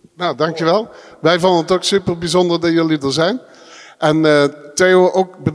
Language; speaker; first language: Dutch; native; Dutch